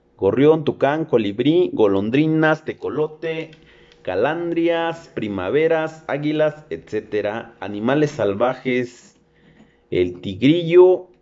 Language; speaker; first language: Spanish; native; Spanish